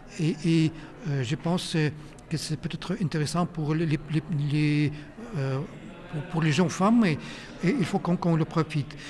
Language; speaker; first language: French; non-native, fluent; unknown